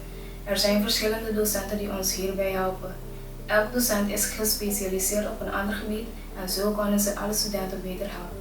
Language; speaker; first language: Dutch; non-native, local second language; Papiamento